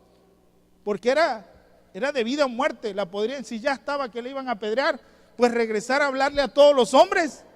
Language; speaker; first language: Spanish; native; Spanish